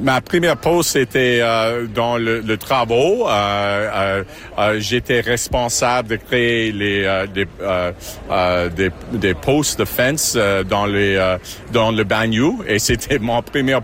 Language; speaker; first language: French; non-native, local second language; English